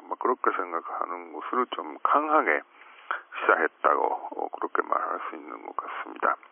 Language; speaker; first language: Korean; non-native, fluent; Japanese